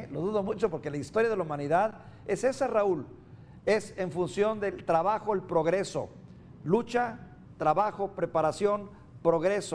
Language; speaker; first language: Spanish; native; Spanish